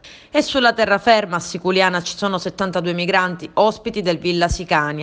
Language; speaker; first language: Italian; native; Italian